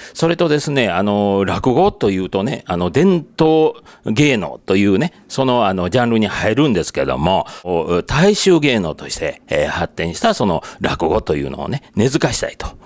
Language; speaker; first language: Japanese; native; Japanese